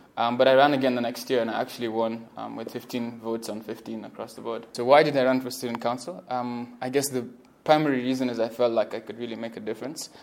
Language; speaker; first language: English; non-native, local second language; Swahili